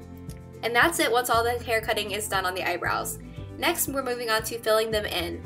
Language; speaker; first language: English; native; English